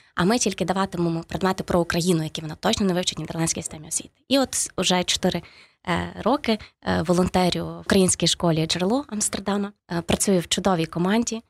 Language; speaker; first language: Ukrainian; native; Ukrainian